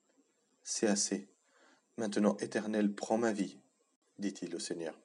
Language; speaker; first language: French; native; French